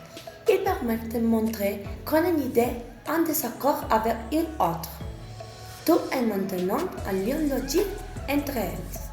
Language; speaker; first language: French; non-native, learner; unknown